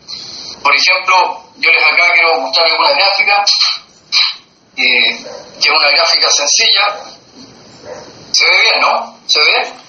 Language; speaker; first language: Spanish; native; Spanish